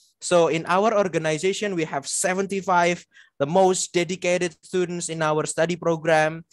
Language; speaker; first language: English; non-native, fluent; Indonesian